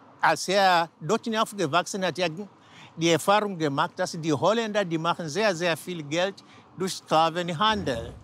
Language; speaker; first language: German; non-native, fluent; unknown